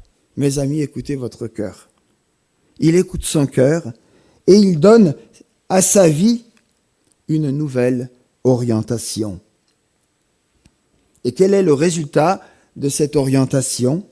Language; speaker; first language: French; native; French